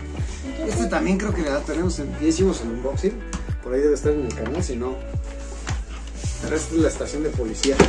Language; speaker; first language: Spanish; native; Spanish